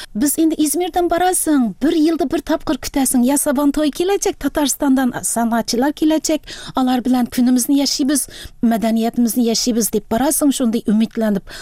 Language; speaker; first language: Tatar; early bilingual, heritage; Tatar